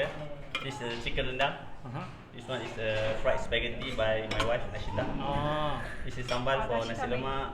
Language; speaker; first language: English; non-native, local second language; Malay